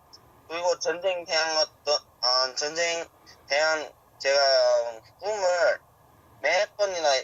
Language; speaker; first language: Korean; early bilingual, heritage; Korean